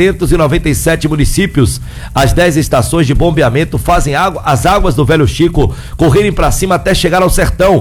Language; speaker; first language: Portuguese; native; Portuguese